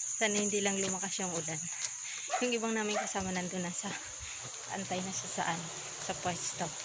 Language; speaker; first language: Filipino; native; Filipino